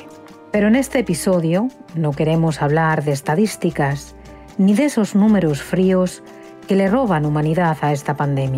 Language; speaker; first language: Spanish; native; Spanish